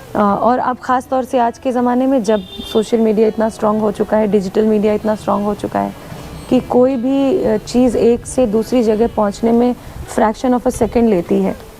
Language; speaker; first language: Hindi; native; Hindi